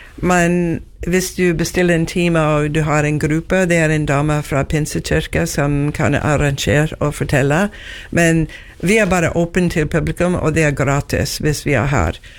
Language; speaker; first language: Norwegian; non-native, learner; English